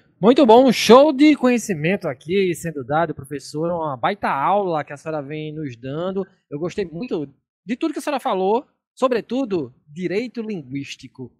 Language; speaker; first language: Portuguese; native; Portuguese